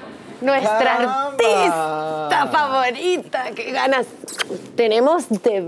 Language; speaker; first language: Spanish; native; Spanish